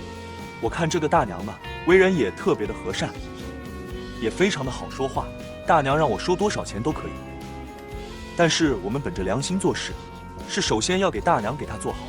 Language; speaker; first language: Chinese; native; Chinese